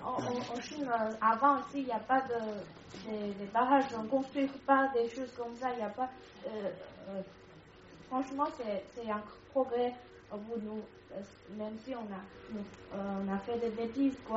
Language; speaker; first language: French; non-native, learner; Chinese